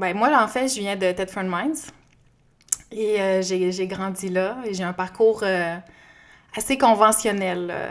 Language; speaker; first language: French; native; French